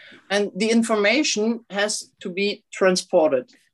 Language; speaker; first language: English; non-native, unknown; German